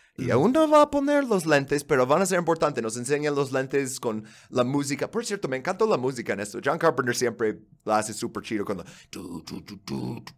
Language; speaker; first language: Spanish; non-native, fluent; English